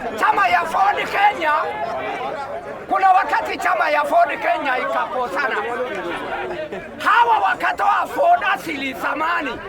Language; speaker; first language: Swahili; non-native, local second language; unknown